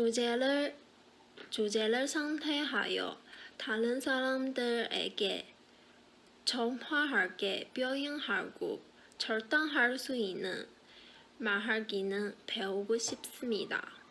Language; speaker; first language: Korean; non-native, learner; Chinese